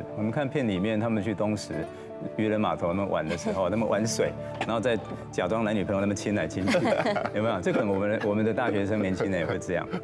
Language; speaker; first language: Chinese; native; Chinese